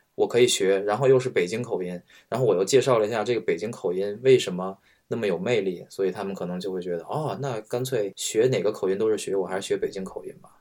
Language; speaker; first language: Chinese; native; Chinese